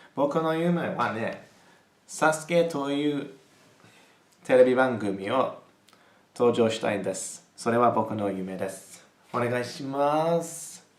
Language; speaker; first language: Japanese; non-native, learner; English